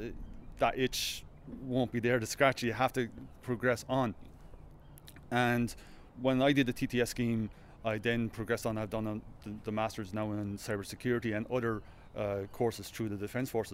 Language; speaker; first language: English; native; English